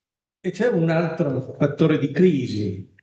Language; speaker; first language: Italian; native; Italian